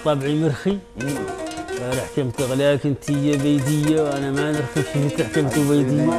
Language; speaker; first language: Arabic; native; Arabic